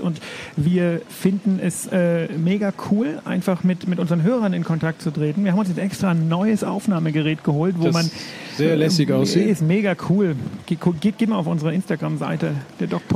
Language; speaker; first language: German; native; German